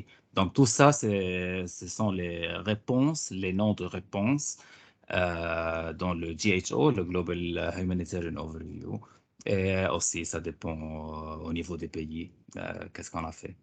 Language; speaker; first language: French; non-native, fluent; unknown